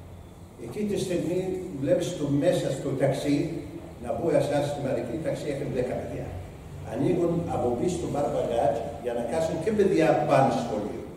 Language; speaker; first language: Greek; non-native, learner; Arabic